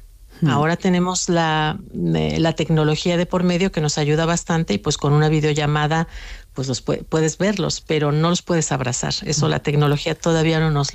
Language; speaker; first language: Spanish; native; Spanish